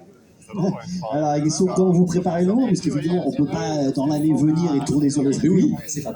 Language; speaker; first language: French; native; French